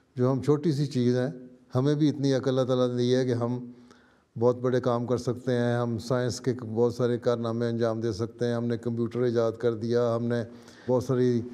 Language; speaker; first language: Urdu; native; Urdu